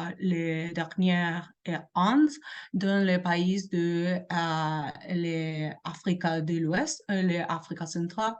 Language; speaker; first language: French; non-native, learner; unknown